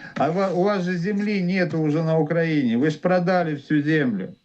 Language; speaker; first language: Russian; native; Russian